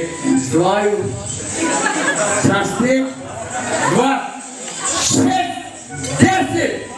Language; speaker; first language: Russian; non-native, local second language; Kyrgyz